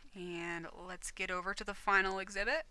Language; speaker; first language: English; native; English